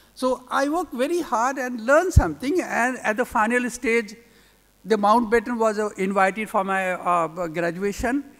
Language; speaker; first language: English; non-native, local second language; Urdu